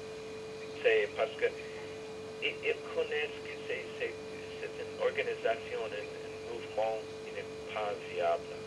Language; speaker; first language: French; non-native, fluent; English